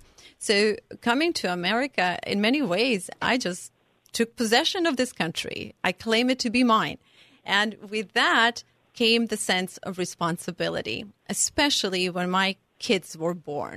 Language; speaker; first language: English; non-native, fluent; Serbian